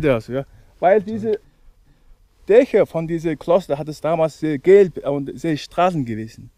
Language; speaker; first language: German; non-native, learner; Mongolian